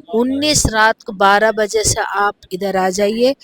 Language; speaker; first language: Hindi; non-native, local second language; Telugu